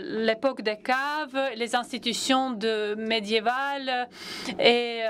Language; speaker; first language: French; non-native, fluent; Latvian